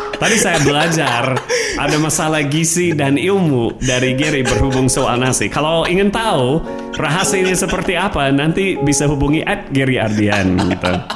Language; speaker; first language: Malay; non-native, fluent; English